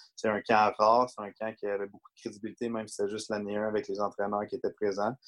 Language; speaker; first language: French; native; French